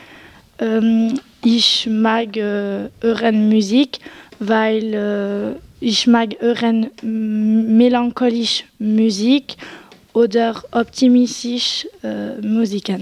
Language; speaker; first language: German; non-native, local second language; French